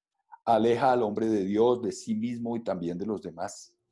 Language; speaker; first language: Spanish; native; Spanish